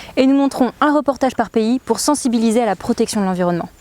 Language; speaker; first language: French; native; French